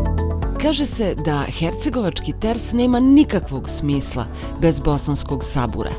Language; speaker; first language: Bosnian; native; Bosnian